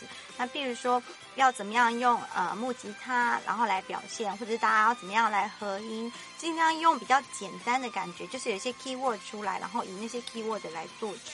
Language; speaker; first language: Chinese; native; Chinese